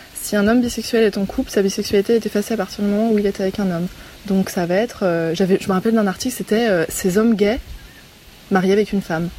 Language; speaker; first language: French; native; French